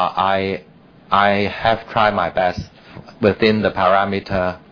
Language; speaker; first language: English; non-native, local second language; Chinese